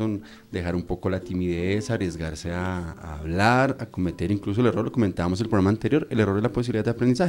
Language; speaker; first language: Spanish; native; Spanish